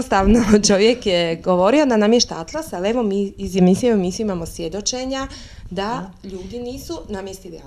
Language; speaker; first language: Croatian; native; Croatian